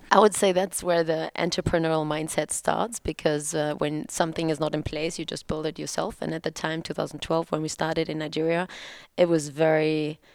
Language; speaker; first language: English; non-native, fluent; German